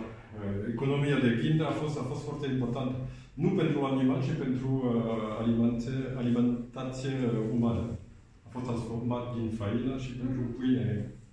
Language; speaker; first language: Romanian; non-native, learner; French